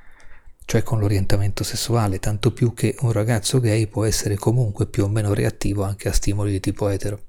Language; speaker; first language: Italian; native; Italian